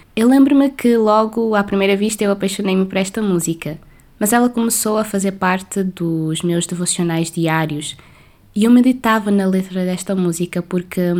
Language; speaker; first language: Portuguese; non-native, local second language; Kabuverdianu